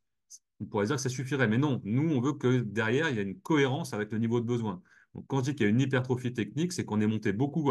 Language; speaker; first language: French; native; French